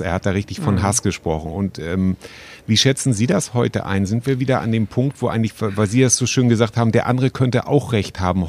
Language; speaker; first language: German; native; German